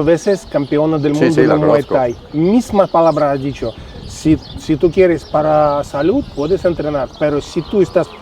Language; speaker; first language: Spanish; non-native, fluent; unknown